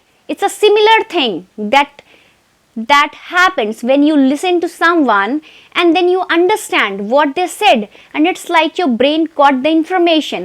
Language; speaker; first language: English; non-native, fluent; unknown